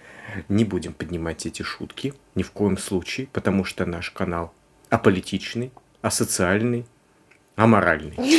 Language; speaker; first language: Russian; native; Russian